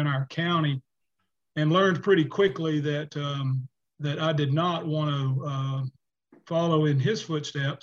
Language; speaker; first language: English; native; English